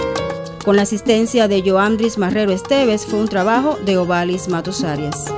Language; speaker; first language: Spanish; native; Spanish